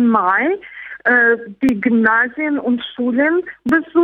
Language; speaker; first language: German; non-native, fluent; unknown